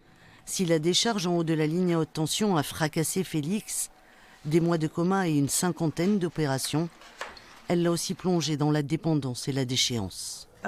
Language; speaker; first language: French; native; French